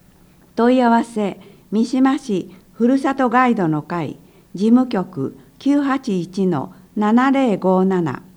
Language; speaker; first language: Japanese; native; Japanese